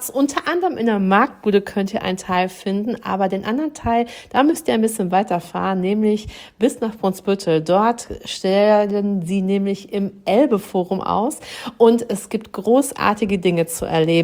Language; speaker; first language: German; native; German